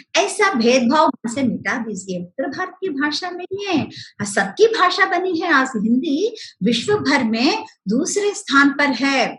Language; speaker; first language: Hindi; non-native, local second language; Telugu